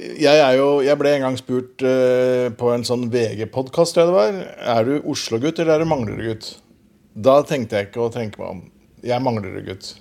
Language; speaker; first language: Norwegian; native; Norwegian